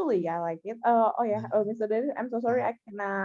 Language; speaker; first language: English; non-native, learner; Indonesian